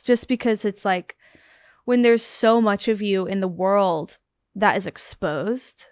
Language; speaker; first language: English; native; English